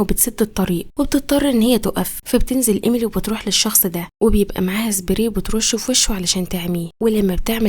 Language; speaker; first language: Arabic; native; Arabic